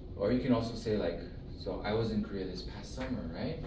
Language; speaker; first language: English; early bilingual, other home language; Korean